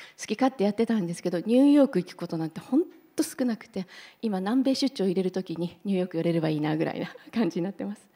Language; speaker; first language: Japanese; native; Japanese